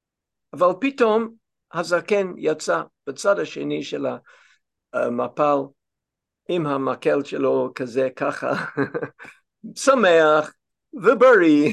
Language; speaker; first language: Hebrew; non-native, fluent; English